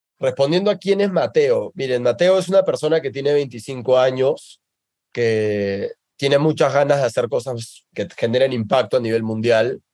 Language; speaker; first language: Spanish; native; Spanish